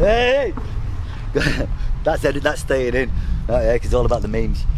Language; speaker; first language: English; native; English